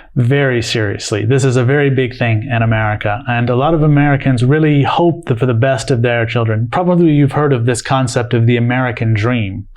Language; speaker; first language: English; native; English